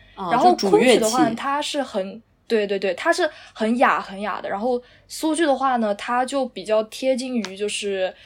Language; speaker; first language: Chinese; native; Chinese